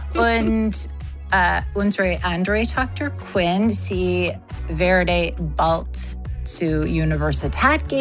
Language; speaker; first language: German; non-native, learner; English